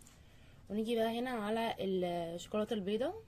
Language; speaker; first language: Arabic; native; Arabic